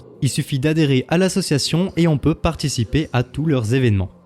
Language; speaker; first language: French; native; French